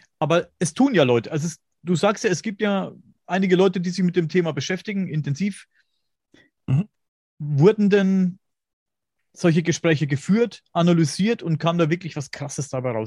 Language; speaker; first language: German; native; German